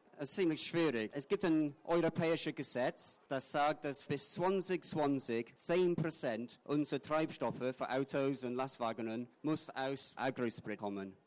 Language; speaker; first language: German; non-native, fluent; English